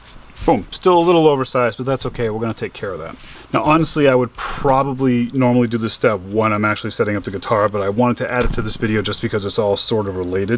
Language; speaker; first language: English; native; English